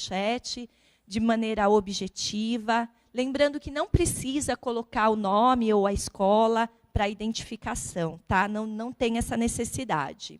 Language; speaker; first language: Portuguese; native; Portuguese